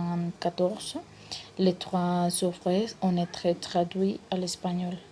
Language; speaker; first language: French; non-native, learner; Spanish